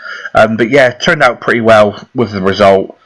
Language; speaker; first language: English; native; English